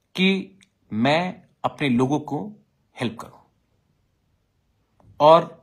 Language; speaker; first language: Hindi; non-native, local second language; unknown